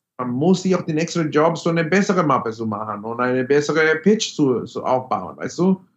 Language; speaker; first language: German; non-native, fluent; Spanish